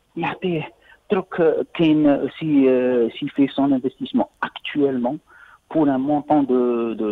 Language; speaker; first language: French; non-native, local second language; Arabic